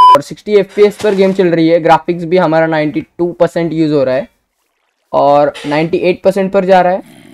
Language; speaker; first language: Hindi; native; Hindi